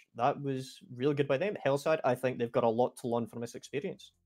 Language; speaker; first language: English; native; English